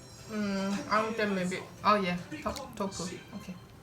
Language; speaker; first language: English; non-native, fluent; Korean